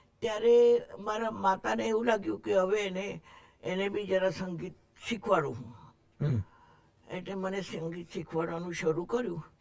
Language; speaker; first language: Gujarati; non-native, local second language; Marathi